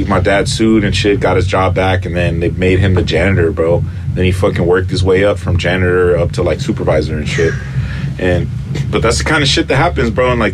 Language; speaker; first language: English; early bilingual, other home language; Spanish